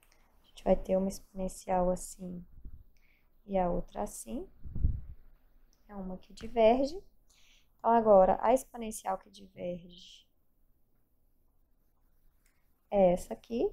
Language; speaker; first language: Portuguese; native; Portuguese